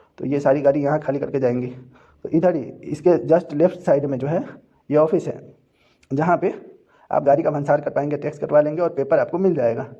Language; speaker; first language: Hindi; native; Hindi